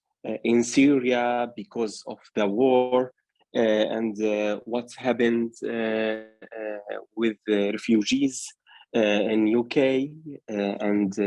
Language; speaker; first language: English; non-native, learner; Arabic